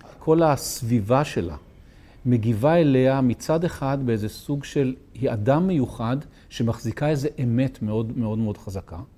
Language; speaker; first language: Hebrew; native; Hebrew